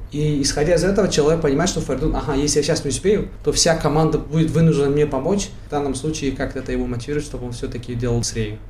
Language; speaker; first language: Russian; non-native, local second language; Tajik